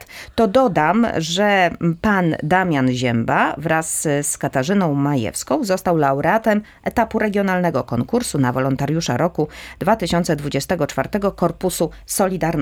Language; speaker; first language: Polish; native; Polish